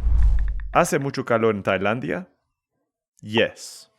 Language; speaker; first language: Spanish; non-native, learner; English